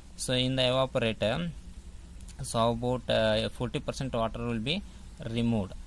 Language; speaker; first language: English; non-native, local second language; Kannada